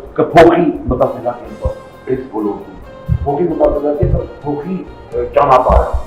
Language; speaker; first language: Armenian; native; Armenian